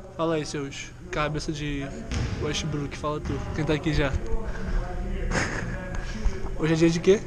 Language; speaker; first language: Portuguese; native; Portuguese